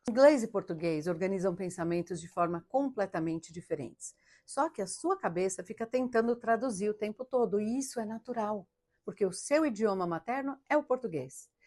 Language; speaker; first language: Portuguese; early bilingual, heritage; Portuguese